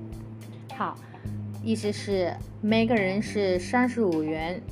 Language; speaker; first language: Chinese; non-native, fluent; Indonesian